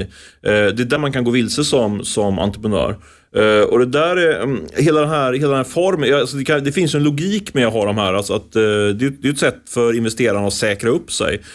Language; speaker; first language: Swedish; native; Swedish